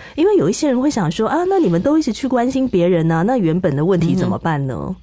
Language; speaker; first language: Chinese; native; Chinese